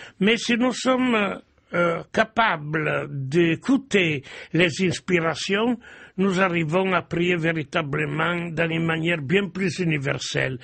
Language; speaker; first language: French; non-native, fluent; Italian